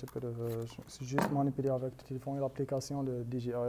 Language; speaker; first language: French; non-native, fluent; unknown